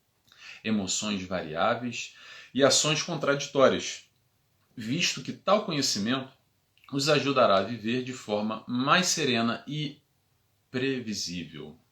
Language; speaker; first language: Portuguese; native; Portuguese